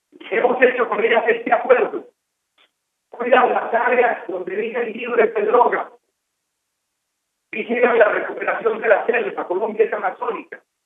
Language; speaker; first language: Spanish; native; Spanish